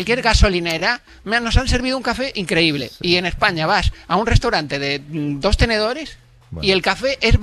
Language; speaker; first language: Spanish; native; Spanish